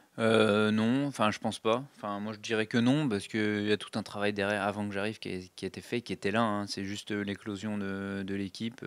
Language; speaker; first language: French; native; French